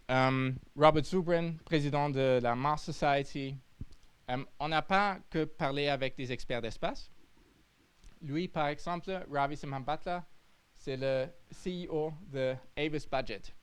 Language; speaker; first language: French; non-native, fluent; German